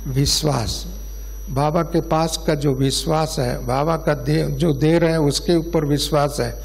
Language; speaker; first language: Hindi; non-native, local second language; Kannada